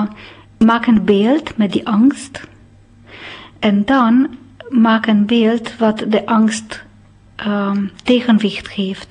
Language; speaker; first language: Dutch; non-native, fluent; Romanian